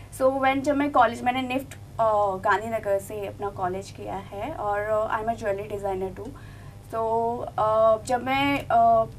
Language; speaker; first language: Hindi; non-native, local second language; Gujarati